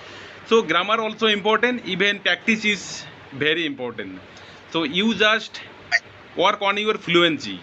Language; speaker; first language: English; non-native, learner; Bangla